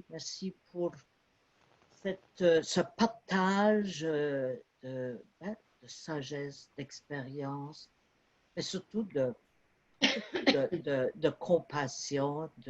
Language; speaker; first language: French; native; French